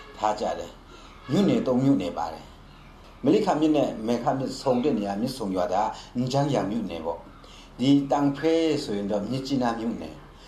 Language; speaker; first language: Burmese; non-native, local second language; Kachin